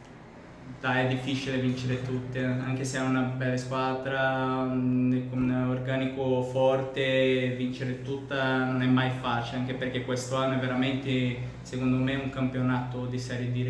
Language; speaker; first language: Italian; non-native, fluent; Portuguese